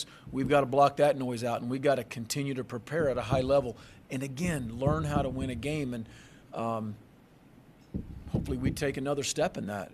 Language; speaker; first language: English; native; English